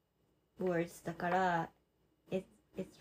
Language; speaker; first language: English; non-native, fluent; Japanese